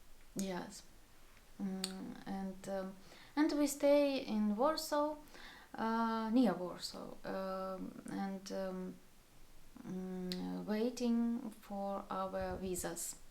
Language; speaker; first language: English; non-native, learner; Russian